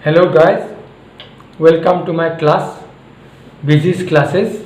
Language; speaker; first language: English; non-native, local second language; Assamese